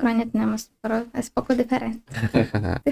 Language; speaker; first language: Spanish; non-native, learner; Ukrainian